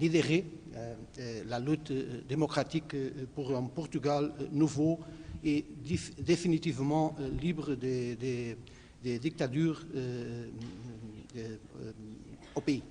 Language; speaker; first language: French; non-native, fluent; Portuguese